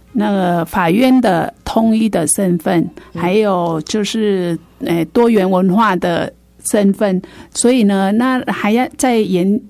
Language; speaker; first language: Chinese; non-native, fluent; Vietnamese